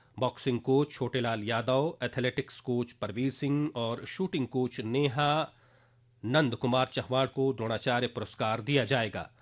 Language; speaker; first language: Hindi; native; Hindi